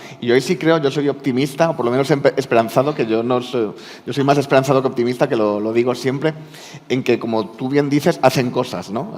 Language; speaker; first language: Spanish; native; Spanish